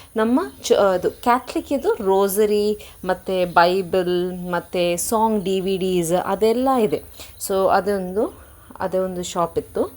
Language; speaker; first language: Kannada; non-native, local second language; Konkani